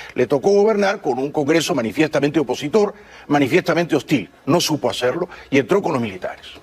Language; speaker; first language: Spanish; native; Spanish